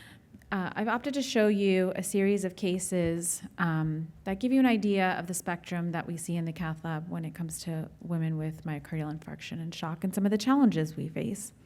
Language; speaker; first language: English; native; English